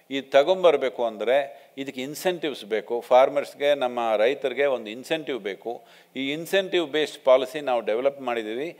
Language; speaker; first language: Kannada; non-native, local second language; Telugu